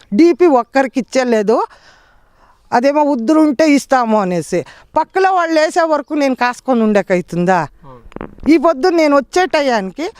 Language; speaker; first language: Telugu; native; Telugu